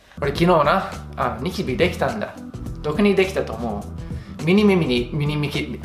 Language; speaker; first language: Japanese; non-native, fluent; English